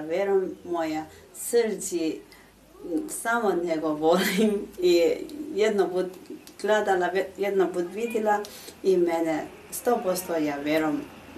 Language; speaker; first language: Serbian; non-native, learner; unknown